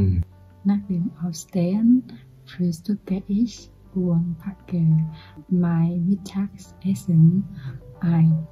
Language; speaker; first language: German; non-native, learner; Vietnamese